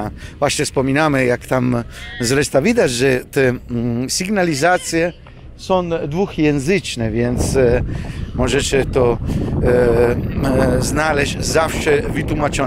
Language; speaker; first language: Polish; non-native, fluent; Italian